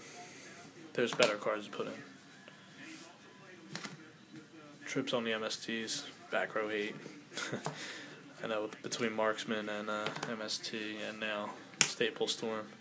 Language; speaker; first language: English; native; English